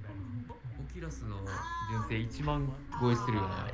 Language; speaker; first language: Japanese; native; Japanese